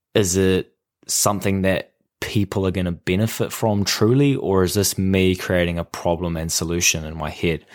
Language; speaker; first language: English; native; English